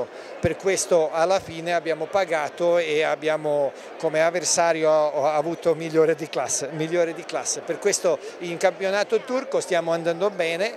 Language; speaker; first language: Italian; non-native, fluent; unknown